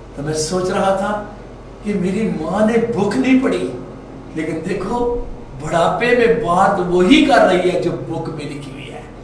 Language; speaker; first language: Urdu; non-native, local second language; Punjabi